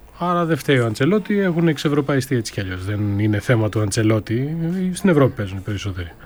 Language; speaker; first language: Greek; native; Greek